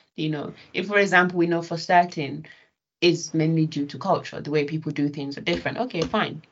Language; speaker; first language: English; non-native, local second language; Yoruba